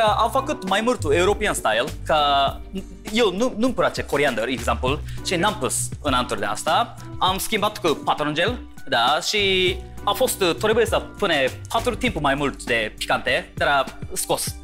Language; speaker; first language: Romanian; non-native, learner; Japanese